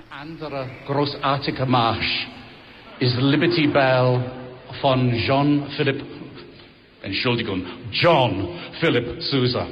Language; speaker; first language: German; non-native, fluent; English